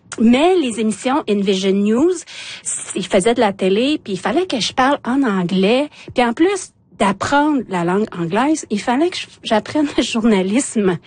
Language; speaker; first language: French; non-native, local second language; Innu-aimun